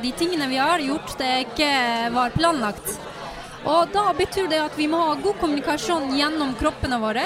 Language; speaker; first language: Norwegian; non-native, fluent; Turkish